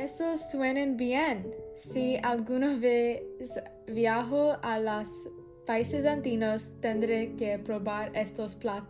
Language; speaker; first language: Spanish; non-native, learner; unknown